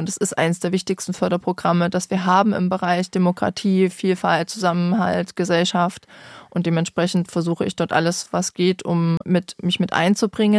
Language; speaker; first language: German; native; German